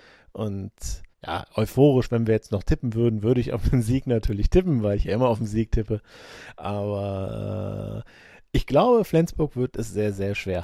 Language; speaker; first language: German; native; German